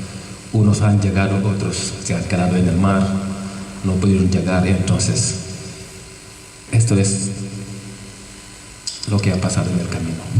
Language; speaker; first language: Spanish; non-native, fluent; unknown